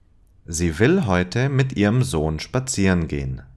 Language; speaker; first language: German; non-native, fluent; English